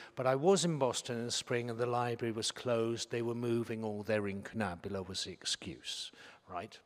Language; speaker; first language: English; native; English